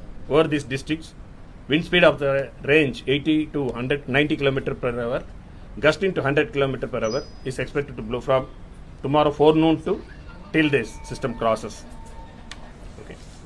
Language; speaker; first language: English; non-native, local second language; Tamil